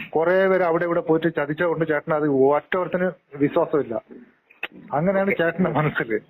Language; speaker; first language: Malayalam; non-native, local second language; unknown